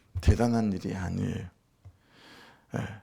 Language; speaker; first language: Korean; native; Korean